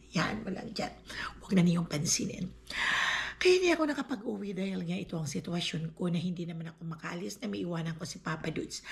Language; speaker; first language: Filipino; non-native, local second language; Aklanon